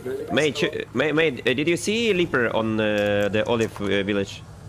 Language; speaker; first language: English; non-native, learner; Ukrainian